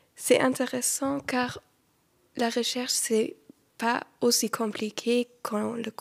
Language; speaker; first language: French; non-native, local second language; Luxembourgish